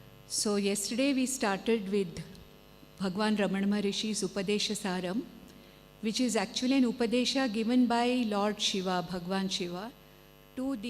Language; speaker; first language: English; non-native, local second language; Konkani